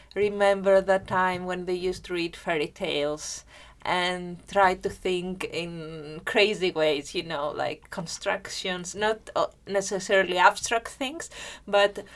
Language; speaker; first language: English; non-native, fluent; Greek